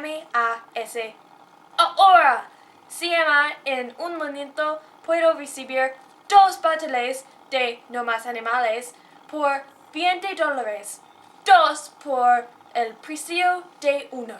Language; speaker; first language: Spanish; non-native, learner; English